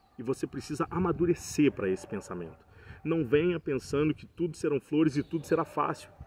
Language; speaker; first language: Portuguese; native; Portuguese